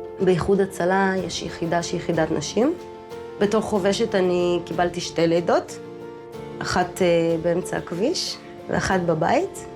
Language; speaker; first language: Hebrew; early bilingual, other home language; Russian